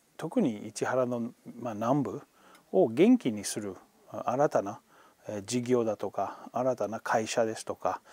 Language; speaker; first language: Japanese; non-native, fluent; English